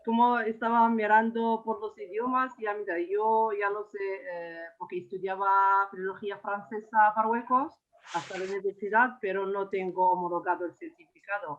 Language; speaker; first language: Spanish; non-native, learner; Arabic